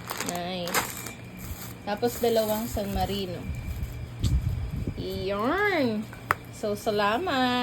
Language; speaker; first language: Filipino; native; Filipino